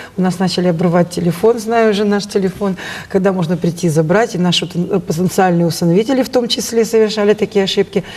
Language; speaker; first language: Russian; native; Russian